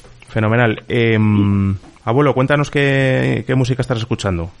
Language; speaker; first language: Spanish; native; Spanish